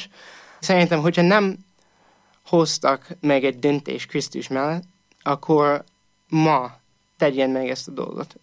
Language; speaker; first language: Hungarian; non-native, fluent; English